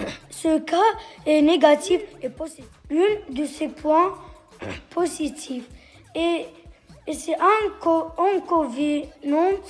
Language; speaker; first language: French; non-native, learner; Arabic